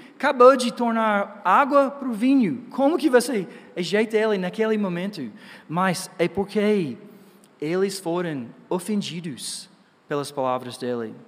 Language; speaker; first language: Portuguese; non-native, fluent; English